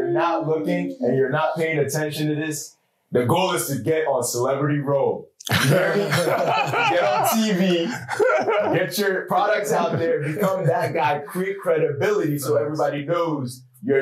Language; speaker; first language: English; non-native, local second language; Akan